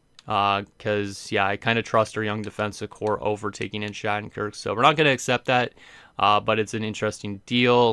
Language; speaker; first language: English; native; English